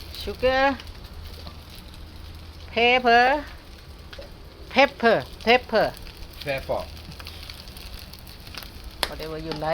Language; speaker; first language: English; non-native, learner; Thai